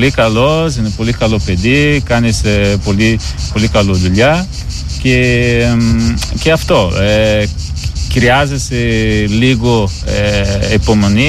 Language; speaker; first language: Greek; non-native, learner; Portuguese